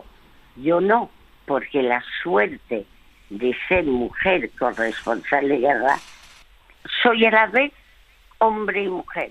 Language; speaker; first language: Spanish; early bilingual, other home language; French